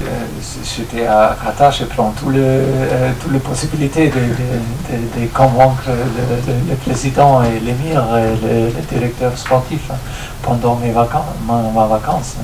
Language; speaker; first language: French; non-native, fluent; German